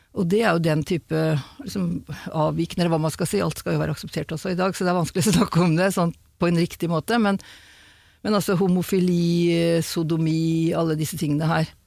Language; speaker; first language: Norwegian; native; Norwegian